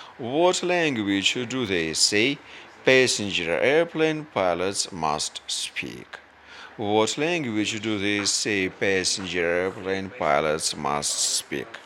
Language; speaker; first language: English; non-native, fluent; Russian